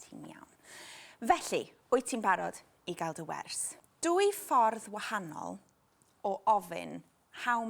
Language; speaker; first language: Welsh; native; Welsh